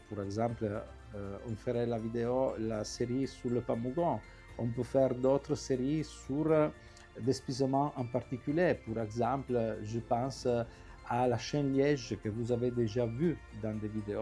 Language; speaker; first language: French; non-native, fluent; Italian